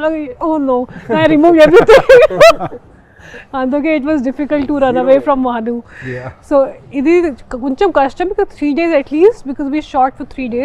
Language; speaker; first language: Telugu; non-native, fluent; Hindi